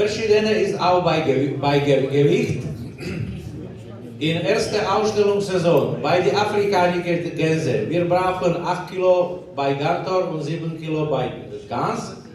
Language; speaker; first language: German; non-native, learner; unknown